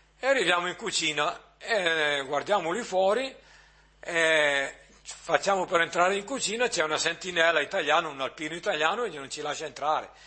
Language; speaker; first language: Italian; native; Italian